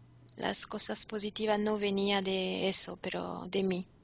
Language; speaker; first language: Spanish; non-native, fluent; French